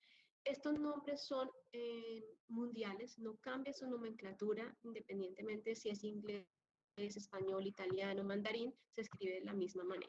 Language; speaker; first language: Spanish; native; Spanish